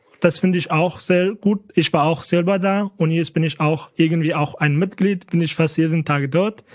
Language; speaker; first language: German; non-native, fluent; Kurdish